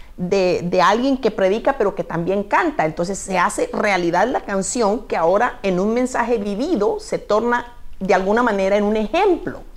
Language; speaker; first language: Spanish; native; Spanish